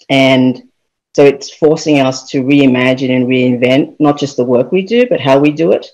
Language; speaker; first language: English; native; English